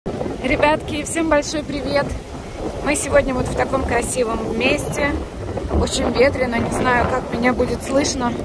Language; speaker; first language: Russian; native; Russian